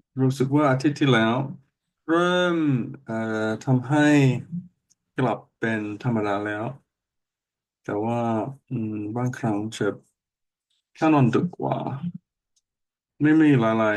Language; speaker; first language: Thai; non-native, learner; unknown